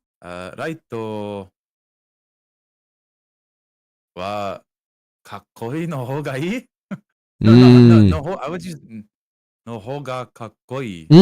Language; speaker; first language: Japanese; non-native, learner; English